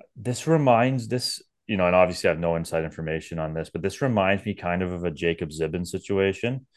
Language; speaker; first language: English; native; English